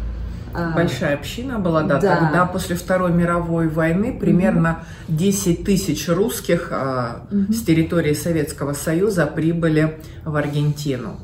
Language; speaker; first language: Russian; native; Russian